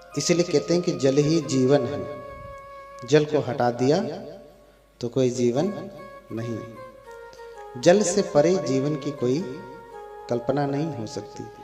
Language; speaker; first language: Hindi; native; Hindi